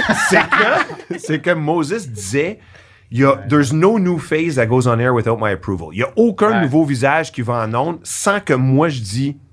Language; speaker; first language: French; native; French